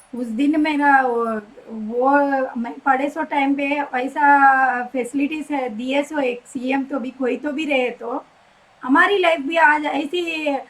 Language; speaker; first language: Hindi; non-native, local second language; Telugu